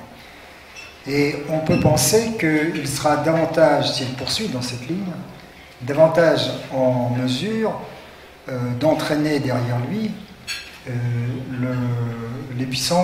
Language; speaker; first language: French; native; French